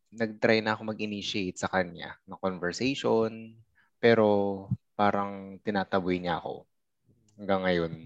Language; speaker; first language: Filipino; native; Filipino